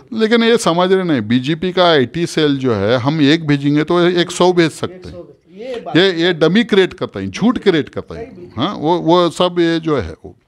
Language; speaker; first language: Hindi; non-native, local second language; Urdu